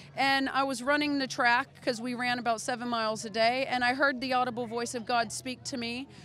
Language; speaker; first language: English; native; English